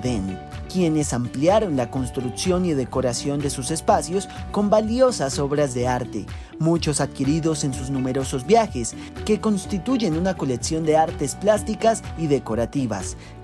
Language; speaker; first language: Spanish; native; Spanish